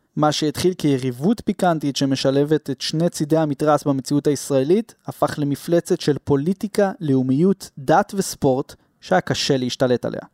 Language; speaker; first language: Hebrew; native; Hebrew